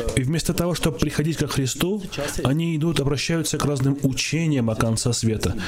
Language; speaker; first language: Russian; non-native, local second language; Armenian